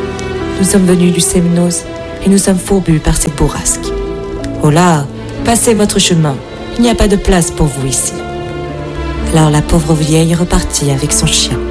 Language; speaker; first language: French; native; French